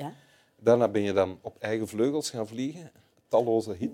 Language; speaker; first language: Dutch; native; Dutch